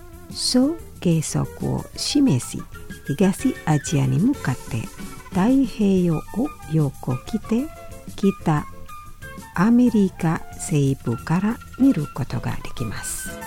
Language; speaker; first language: Japanese; non-native, fluent; Indonesian